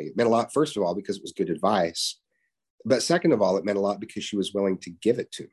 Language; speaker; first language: English; native; English